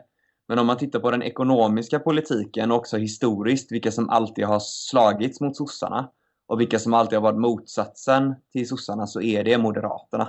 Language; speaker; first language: Swedish; native; Swedish